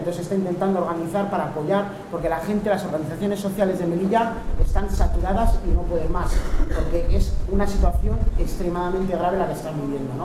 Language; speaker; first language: Spanish; native; Spanish